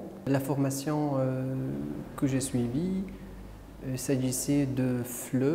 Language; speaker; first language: French; non-native, fluent; Arabic